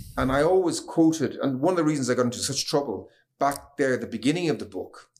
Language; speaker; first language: English; native; English